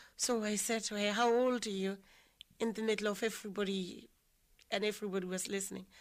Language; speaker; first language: English; non-native, local second language; Southern Sotho